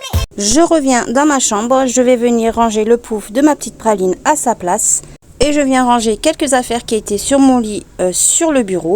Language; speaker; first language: French; native; French